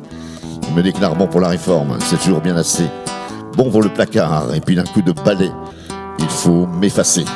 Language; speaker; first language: French; native; French